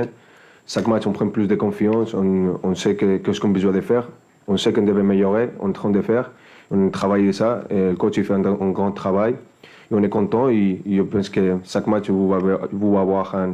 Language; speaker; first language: French; non-native, fluent; Spanish